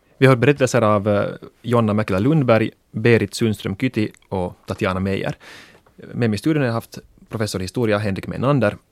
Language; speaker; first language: Swedish; native; Swedish